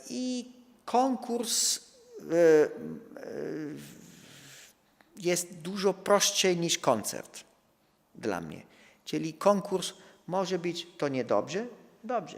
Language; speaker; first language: Polish; non-native, fluent; Italian